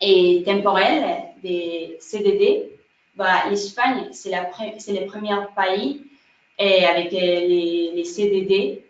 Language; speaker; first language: French; non-native, fluent; Spanish